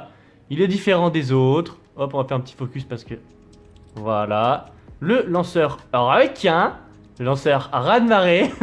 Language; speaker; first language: French; native; French